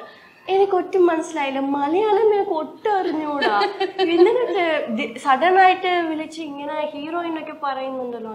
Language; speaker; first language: Malayalam; non-native, learner; Tamil